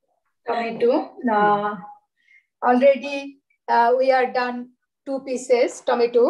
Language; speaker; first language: English; non-native, learner; Bangla